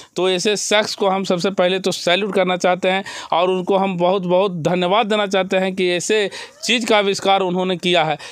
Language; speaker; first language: Hindi; native; Hindi